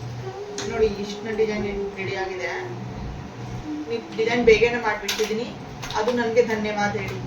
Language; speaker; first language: Kannada; non-native, fluent; Hindi